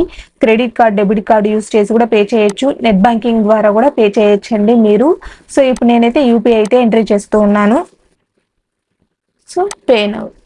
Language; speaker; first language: Telugu; native; Telugu